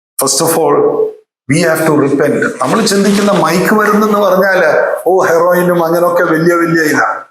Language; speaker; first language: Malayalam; early bilingual, heritage; Malayalam